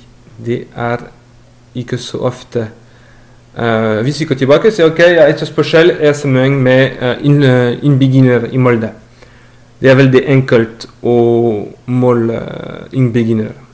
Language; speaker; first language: Norwegian; non-native, fluent; French